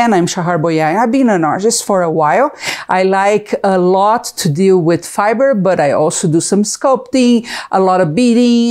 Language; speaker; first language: English; non-native, fluent; Portuguese